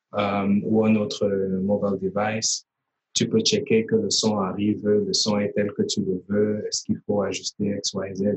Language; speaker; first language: French; native; French